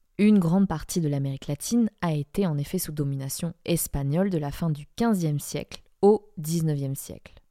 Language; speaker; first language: French; non-native, fluent; Spanish